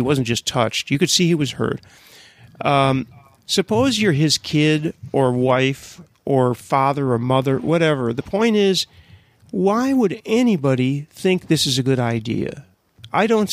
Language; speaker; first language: English; native; English